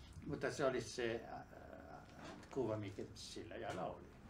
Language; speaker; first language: Finnish; non-native, fluent; Italian